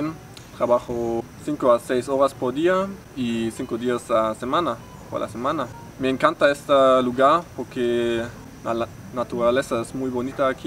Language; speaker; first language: Spanish; non-native, fluent; German